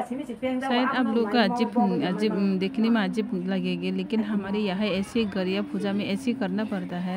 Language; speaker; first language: Hindi; non-native, local second language; Kok Borok